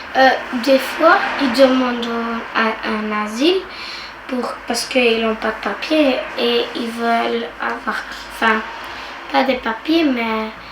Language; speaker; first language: French; early bilingual, other home language; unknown